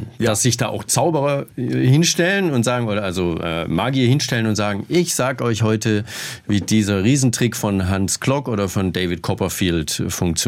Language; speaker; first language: German; native; German